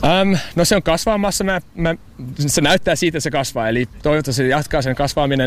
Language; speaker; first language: Finnish; non-native, fluent; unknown